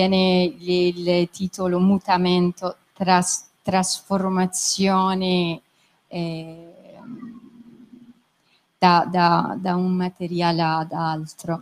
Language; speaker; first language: Italian; non-native, fluent; Persian